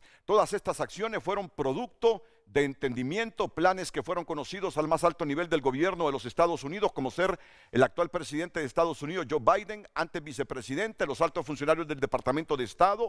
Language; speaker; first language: Spanish; native; Spanish